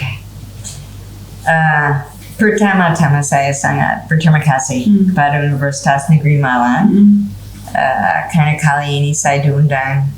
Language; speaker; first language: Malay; non-native, fluent; English